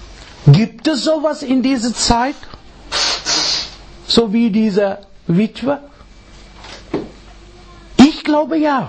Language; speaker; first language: German; non-native, fluent; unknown